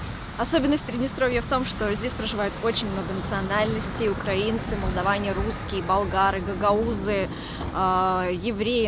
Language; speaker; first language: Russian; native; Russian